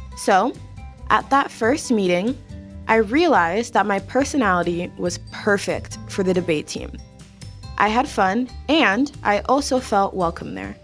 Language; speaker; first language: English; native; English